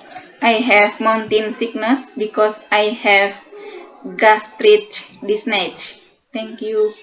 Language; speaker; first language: English; non-native, learner; Indonesian